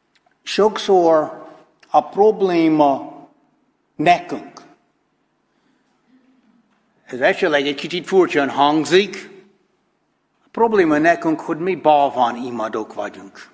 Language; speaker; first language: Hungarian; non-native, fluent; English